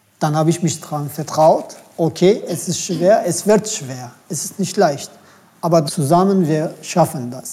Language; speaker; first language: German; non-native, fluent; Turkish